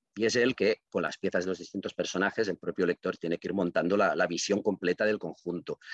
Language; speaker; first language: Spanish; non-native, local second language; Catalan